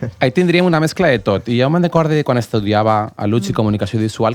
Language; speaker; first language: Catalan; native; Catalan